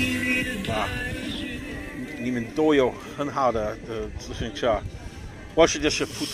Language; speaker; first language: Chinese; non-native, learner; English